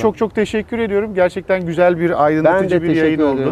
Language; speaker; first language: Turkish; native; Turkish